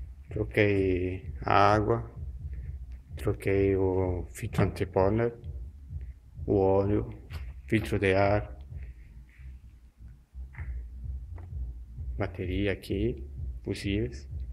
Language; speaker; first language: Portuguese; non-native, learner; Italian